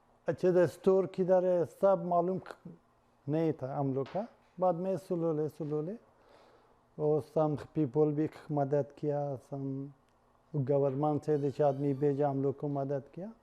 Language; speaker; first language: Hindi; non-native, learner; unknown